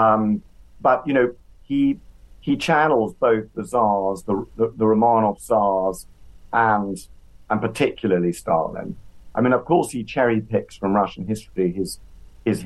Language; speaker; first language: English; native; English